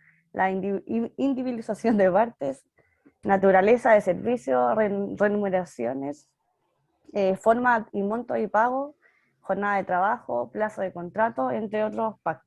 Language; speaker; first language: Spanish; native; Spanish